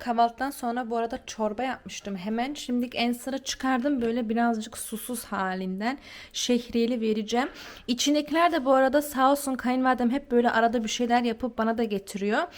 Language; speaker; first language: Turkish; early bilingual, heritage; Turkish